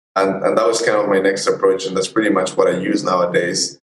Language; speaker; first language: English; non-native, fluent; Spanish